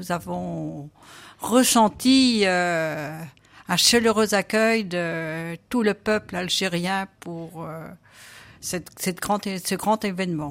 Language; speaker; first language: French; native; French